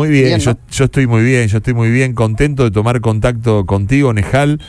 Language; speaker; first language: Spanish; native; Spanish